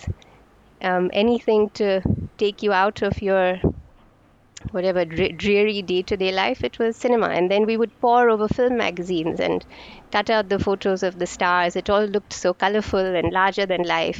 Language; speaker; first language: English; non-native, local second language; Marathi